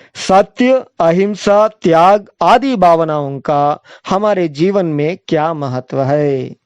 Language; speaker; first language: Hindi; non-native, local second language; Telugu